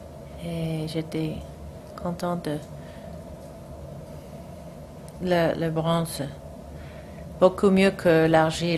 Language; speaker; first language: French; non-native, learner; English